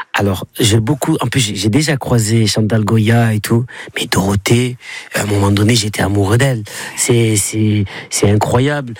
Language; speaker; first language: French; native; French